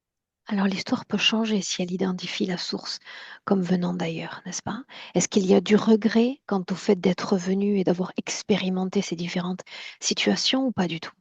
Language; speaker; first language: French; native; French